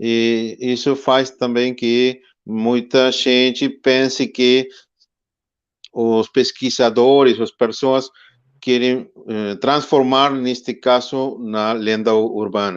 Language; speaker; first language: Portuguese; non-native, fluent; Spanish